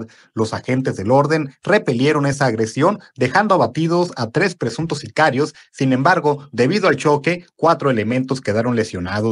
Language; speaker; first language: Spanish; native; Spanish